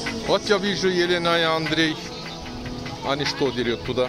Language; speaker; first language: Russian; non-native, learner; Turkish